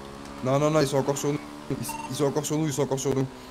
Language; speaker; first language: French; native; French